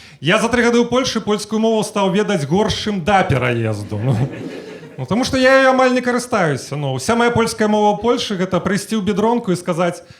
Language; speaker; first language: Belarusian; native; Belarusian